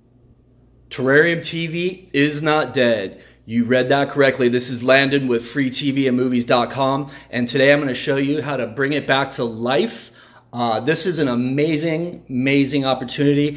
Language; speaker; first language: English; native; English